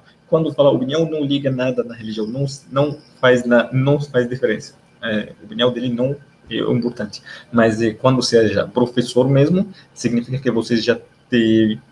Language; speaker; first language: Portuguese; non-native, learner; Arabic